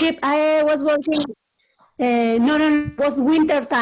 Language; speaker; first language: English; non-native, learner; Spanish